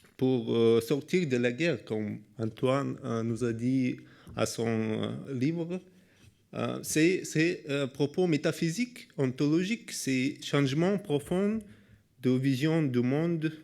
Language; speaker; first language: French; non-native, learner; Russian